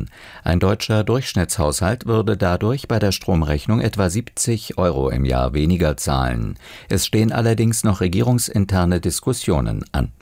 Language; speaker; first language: German; native; German